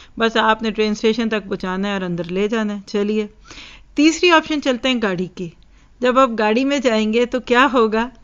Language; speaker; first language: Urdu; native; Urdu